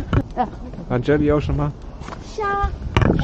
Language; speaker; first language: Chinese; non-native, learner; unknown